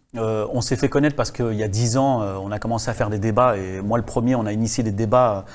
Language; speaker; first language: French; native; French